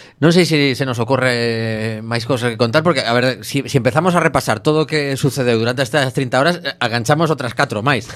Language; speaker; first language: Galician; native; Galician